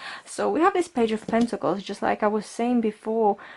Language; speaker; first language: English; non-native, fluent; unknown